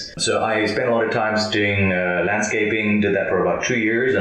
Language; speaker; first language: English; native; English